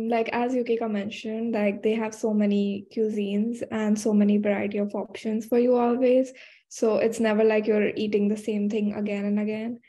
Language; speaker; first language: English; non-native, local second language; Hindi